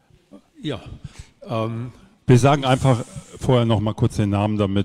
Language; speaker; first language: German; native; German